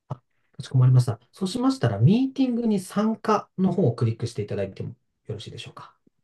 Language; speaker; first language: Japanese; native; Japanese